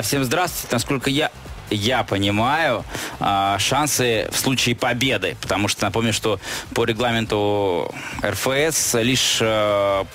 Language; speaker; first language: Russian; native; Russian